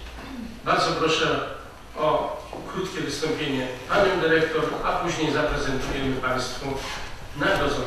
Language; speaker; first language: Polish; native; Polish